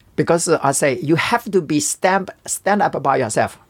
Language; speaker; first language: English; non-native, learner; Chinese